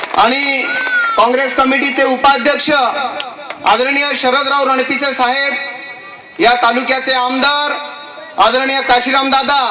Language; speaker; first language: Marathi; non-native, local second language; Bhili